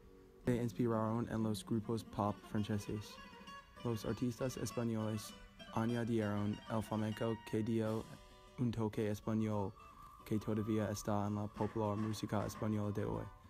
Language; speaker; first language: Spanish; non-native, learner; English